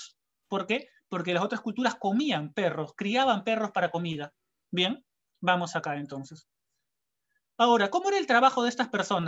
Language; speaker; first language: Spanish; native; Spanish